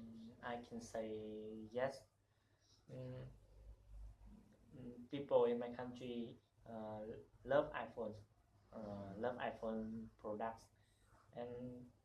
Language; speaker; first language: English; non-native, learner; Vietnamese